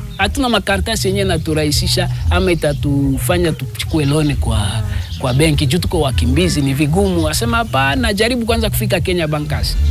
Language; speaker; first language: Swahili; native; Swahili